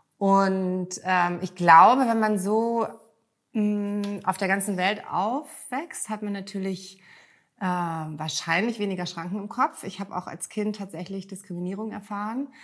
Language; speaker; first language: German; early bilingual, heritage; German